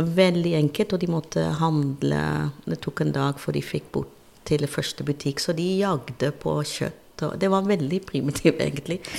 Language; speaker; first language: Norwegian; non-native, fluent; Dutch